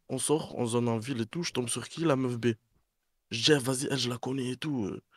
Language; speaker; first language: French; native; French